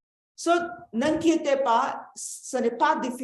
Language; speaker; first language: French; non-native, fluent; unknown